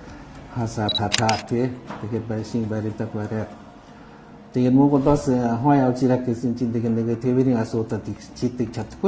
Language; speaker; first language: Mongolian; non-native, fluent; Lao